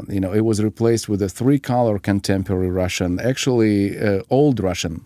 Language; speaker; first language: English; non-native, fluent; Ukrainian